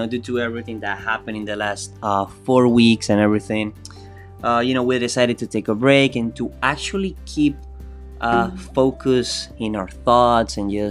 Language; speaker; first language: English; non-native, fluent; Spanish